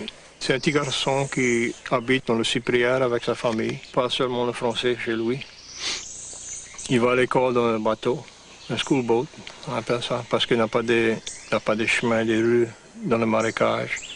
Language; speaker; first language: French; non-native, local second language; English